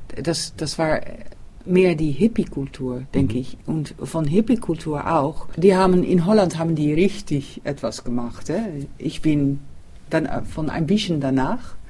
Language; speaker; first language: German; non-native, learner; Dutch